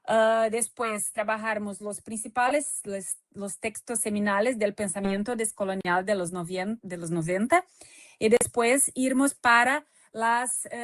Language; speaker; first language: Spanish; non-native, fluent; Portuguese